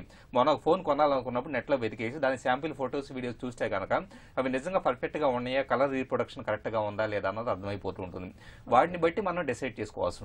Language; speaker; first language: Telugu; native; Telugu